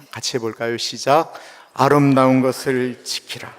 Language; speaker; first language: Korean; native; Korean